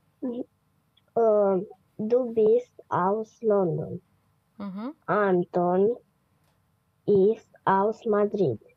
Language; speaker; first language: German; non-native, learner; Romanian